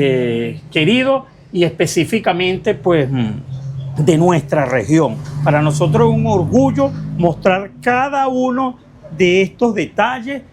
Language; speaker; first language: Spanish; native; Spanish